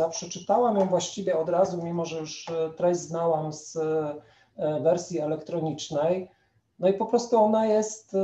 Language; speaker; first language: Polish; native; Polish